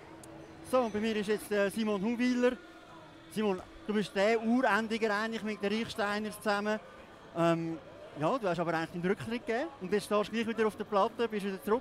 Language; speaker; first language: German; native; German